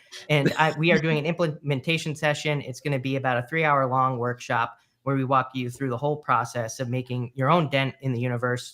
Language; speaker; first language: English; native; English